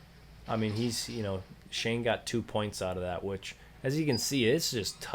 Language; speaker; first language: English; native; English